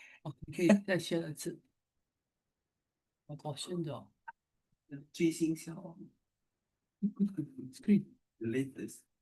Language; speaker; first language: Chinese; early bilingual, heritage; Chinese